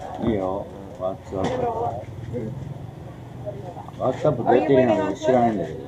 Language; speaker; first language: Japanese; native; Japanese